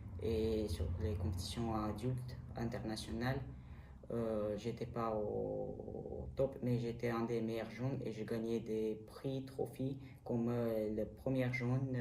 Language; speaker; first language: French; non-native, learner; Armenian